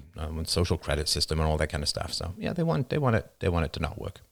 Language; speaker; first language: English; native; English